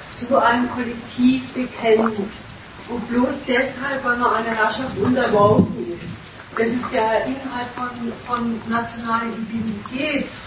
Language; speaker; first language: German; early bilingual, other home language; Turkish